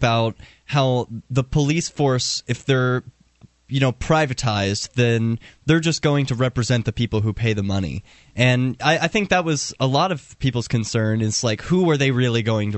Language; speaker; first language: English; native; English